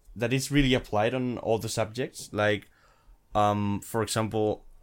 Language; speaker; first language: English; non-native, fluent; Spanish